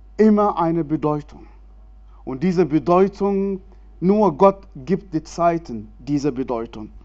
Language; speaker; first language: German; non-native, fluent; Arabic